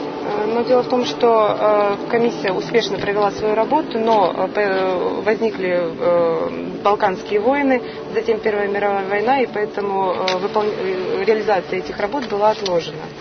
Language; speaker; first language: Russian; native; Russian